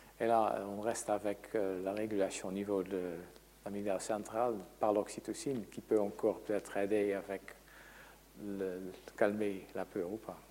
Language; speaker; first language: French; non-native, fluent; Dutch